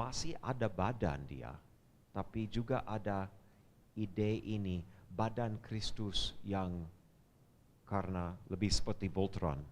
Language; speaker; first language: Indonesian; non-native, fluent; English